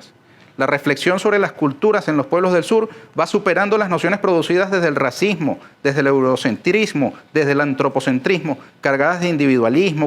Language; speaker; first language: Spanish; native; Spanish